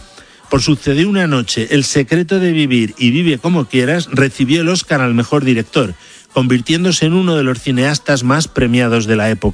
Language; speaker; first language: Spanish; native; Spanish